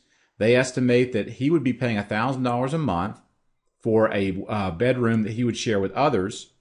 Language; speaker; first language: English; native; English